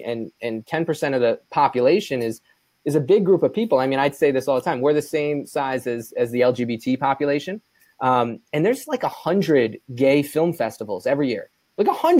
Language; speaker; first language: English; native; English